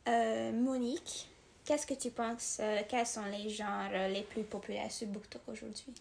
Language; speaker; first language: French; non-native, learner; Hungarian